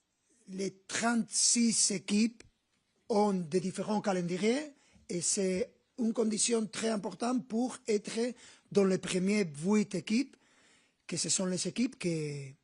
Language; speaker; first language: French; non-native, fluent; Spanish